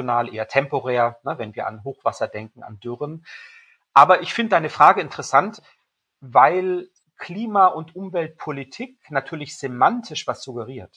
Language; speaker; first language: German; native; German